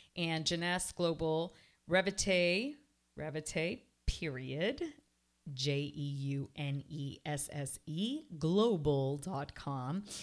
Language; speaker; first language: English; native; English